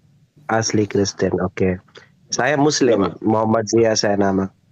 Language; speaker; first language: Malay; non-native, learner; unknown